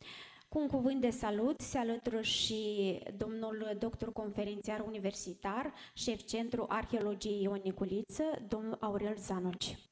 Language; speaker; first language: Romanian; native; Romanian